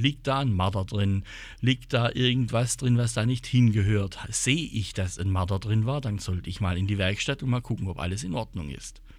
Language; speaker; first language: German; native; German